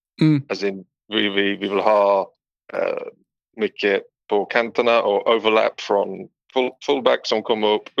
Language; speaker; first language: Swedish; non-native, learner; English